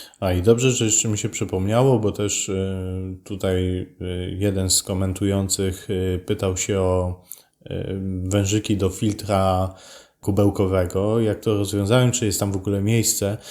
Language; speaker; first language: Polish; native; Polish